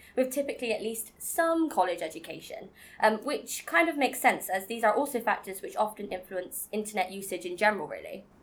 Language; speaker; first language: English; native; English